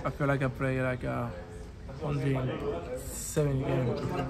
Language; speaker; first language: English; non-native, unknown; Spanish